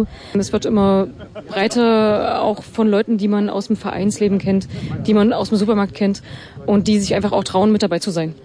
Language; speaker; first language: German; native; German